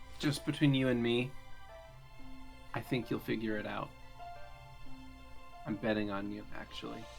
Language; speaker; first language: English; native; English